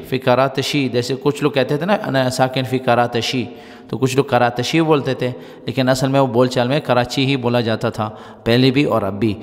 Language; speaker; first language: Urdu; non-native, local second language; Pashto